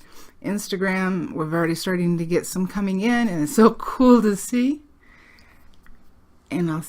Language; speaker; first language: English; native; English